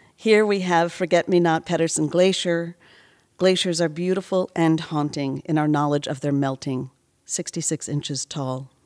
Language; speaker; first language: English; native; English